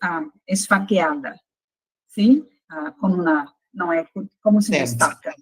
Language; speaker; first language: Spanish; non-native, fluent; Portuguese